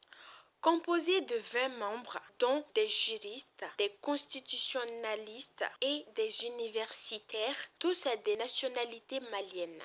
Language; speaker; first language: French; non-native, local second language; Bambara